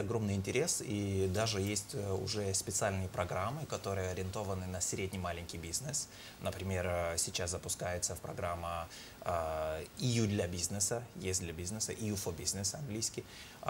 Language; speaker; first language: Russian; non-native, fluent; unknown